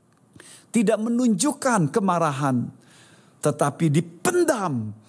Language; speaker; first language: Indonesian; native; Indonesian